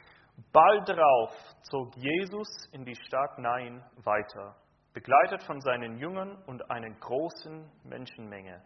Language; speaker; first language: German; non-native, fluent; English